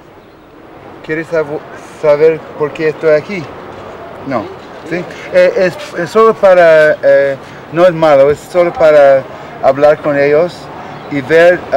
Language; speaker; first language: Spanish; non-native, fluent; English